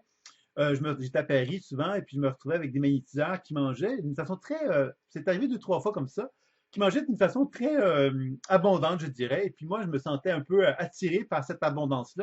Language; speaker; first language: French; native; French